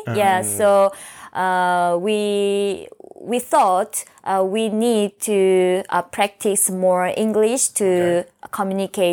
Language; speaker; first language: English; non-native, fluent; Korean